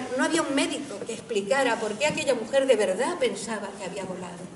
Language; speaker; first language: Spanish; native; Spanish